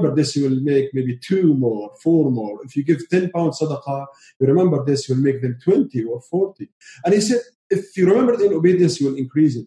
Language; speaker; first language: English; non-native, learner; Arabic